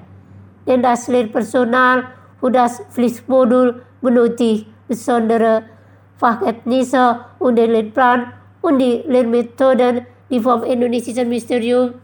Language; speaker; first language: German; non-native, fluent; Indonesian